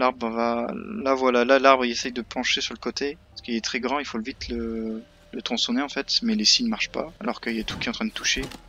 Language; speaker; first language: French; native; French